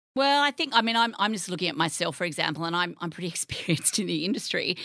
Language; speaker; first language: English; native; English